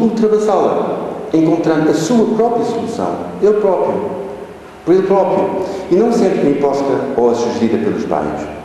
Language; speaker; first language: Portuguese; native; Portuguese